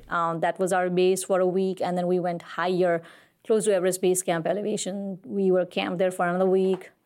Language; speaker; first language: English; non-native, local second language; Nepali